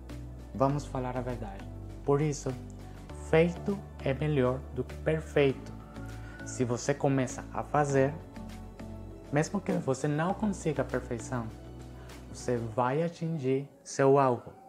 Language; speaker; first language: Portuguese; non-native, fluent; Spanish